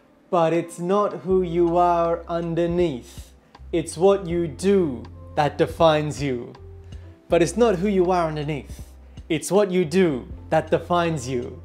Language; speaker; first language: English; native; English